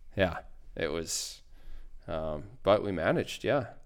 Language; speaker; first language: English; native; English